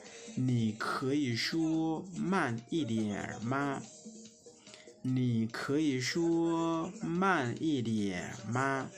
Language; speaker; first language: Chinese; non-native, fluent; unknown